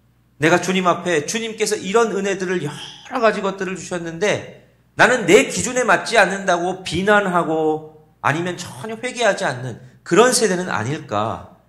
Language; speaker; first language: Korean; native; Korean